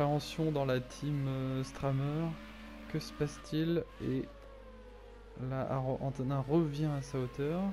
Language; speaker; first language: French; native; French